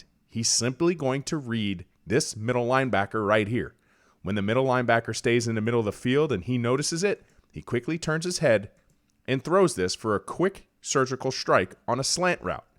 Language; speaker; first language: English; native; English